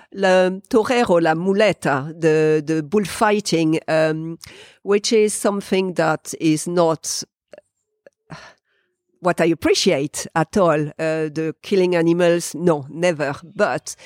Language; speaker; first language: English; non-native, fluent; French